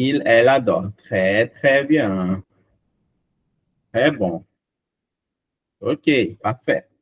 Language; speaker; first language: French; non-native, fluent; Portuguese